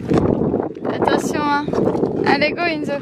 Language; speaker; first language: French; native; French